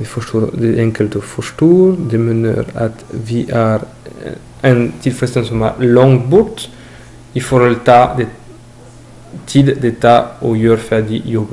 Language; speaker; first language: Norwegian; non-native, learner; French